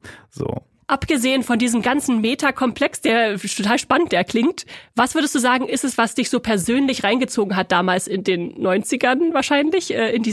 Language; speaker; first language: German; native; German